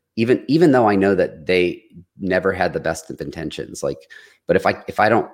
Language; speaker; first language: English; native; English